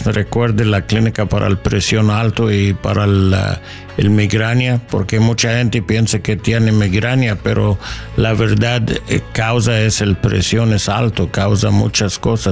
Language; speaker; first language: Spanish; non-native, learner; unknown